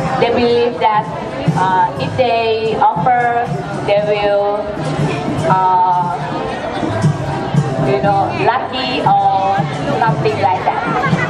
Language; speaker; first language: English; non-native, learner; Thai